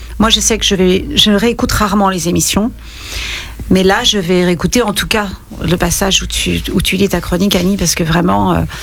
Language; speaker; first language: French; native; French